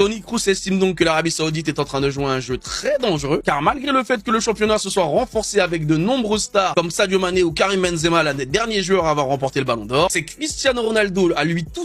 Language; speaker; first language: French; native; French